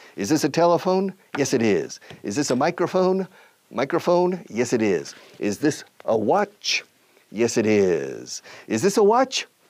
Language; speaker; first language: English; native; English